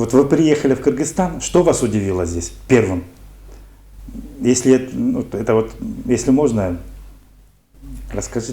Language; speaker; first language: Russian; native; Russian